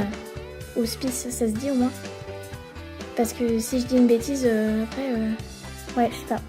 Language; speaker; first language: French; native; French